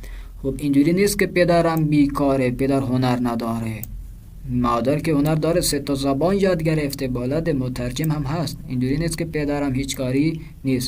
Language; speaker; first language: Persian; non-native, fluent; Urdu